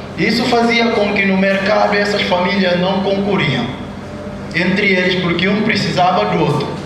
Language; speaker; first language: Portuguese; non-native, local second language; Upper Guinea Crioulo